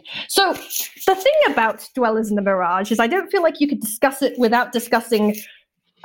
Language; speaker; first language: English; non-native, local second language; Cantonese